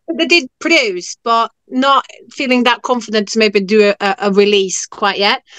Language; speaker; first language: English; non-native, fluent; Norwegian